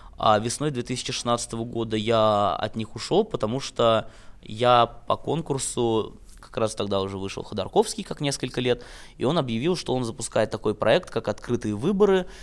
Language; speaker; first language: Russian; native; Russian